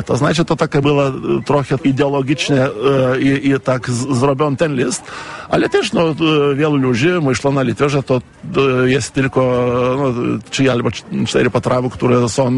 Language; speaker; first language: Polish; non-native, fluent; Lithuanian